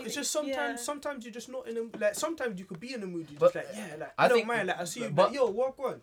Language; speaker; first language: English; native; English